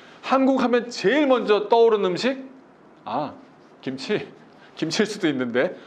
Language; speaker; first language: Korean; native; Korean